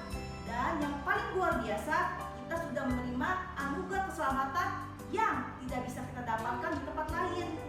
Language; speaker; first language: Indonesian; native; Indonesian